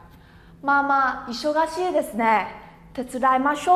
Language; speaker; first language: Japanese; non-native, fluent; Vietnamese